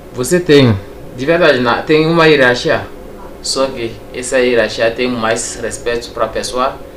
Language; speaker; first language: Portuguese; non-native, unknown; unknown